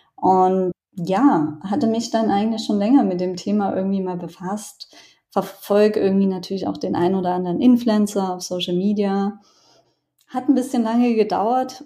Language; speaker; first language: German; native; German